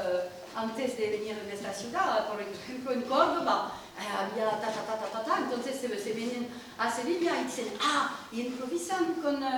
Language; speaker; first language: Spanish; non-native, learner; French